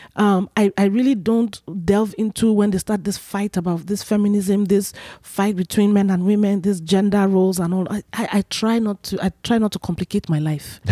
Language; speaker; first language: English; non-native, local second language; Igbo